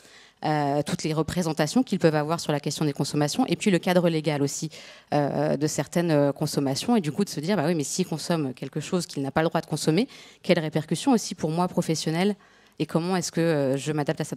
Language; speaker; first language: French; native; French